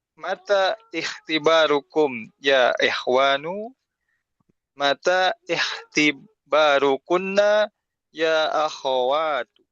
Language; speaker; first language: Arabic; non-native, learner; Indonesian